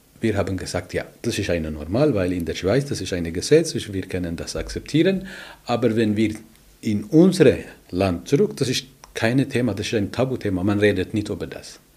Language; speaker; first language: German; non-native, learner; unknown